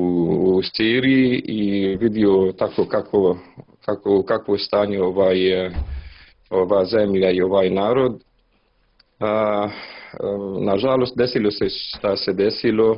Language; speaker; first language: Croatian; non-native, learner; Arabic